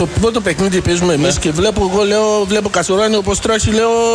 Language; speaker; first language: Greek; non-native, learner; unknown